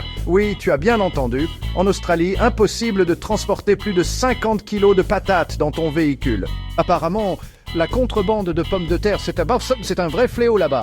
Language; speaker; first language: French; native; French